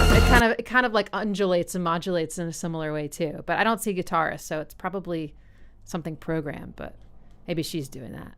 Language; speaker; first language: English; native; English